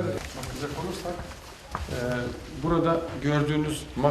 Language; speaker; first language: Turkish; native; Turkish